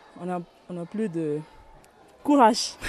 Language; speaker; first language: French; non-native, learner; Tibetan